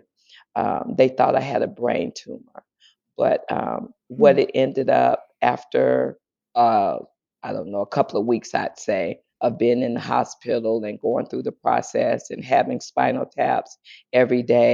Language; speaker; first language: English; native; English